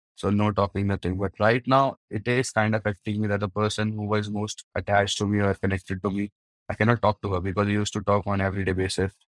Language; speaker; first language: English; non-native, local second language; Hindi